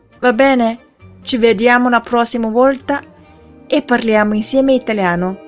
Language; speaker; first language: Italian; non-native, fluent; Chinese